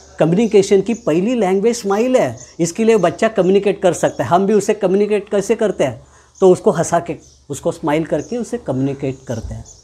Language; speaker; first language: Hindi; non-native, local second language; Marathi